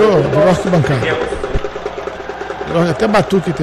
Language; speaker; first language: Portuguese; native; Portuguese